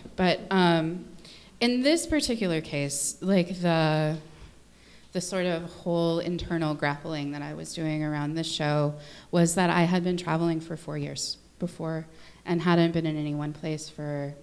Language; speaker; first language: English; native; English